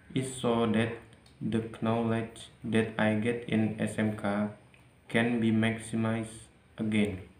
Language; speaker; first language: English; non-native, learner; Indonesian